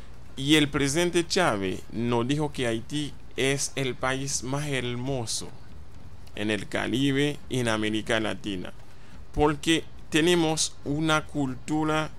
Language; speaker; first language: Spanish; non-native, fluent; Haitian Creole